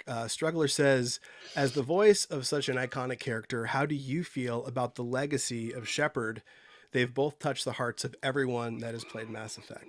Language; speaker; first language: English; native; English